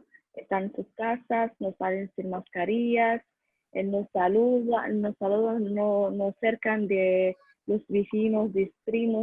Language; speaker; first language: Spanish; non-native, learner; Arabic